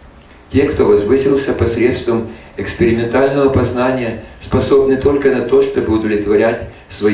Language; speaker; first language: Russian; native; Russian